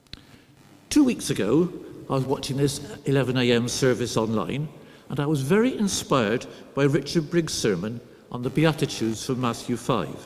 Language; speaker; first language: English; native; English